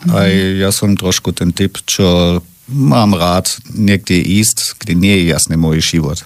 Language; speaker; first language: Slovak; non-native, fluent; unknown